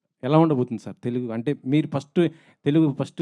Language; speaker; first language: Telugu; native; Telugu